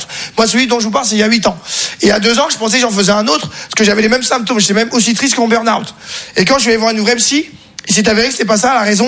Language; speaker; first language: French; native; French